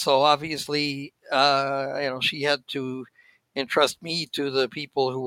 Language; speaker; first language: English; native; English